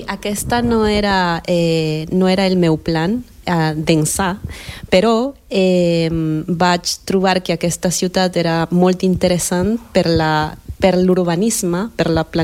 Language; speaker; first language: Catalan; non-native, fluent; Spanish